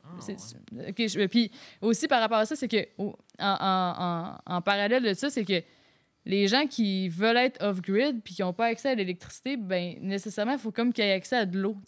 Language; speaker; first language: French; native; French